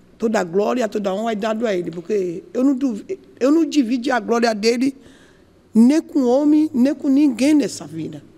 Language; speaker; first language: Portuguese; non-native, learner; Yoruba